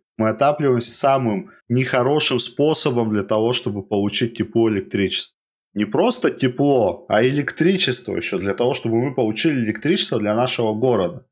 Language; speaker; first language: Russian; native; Russian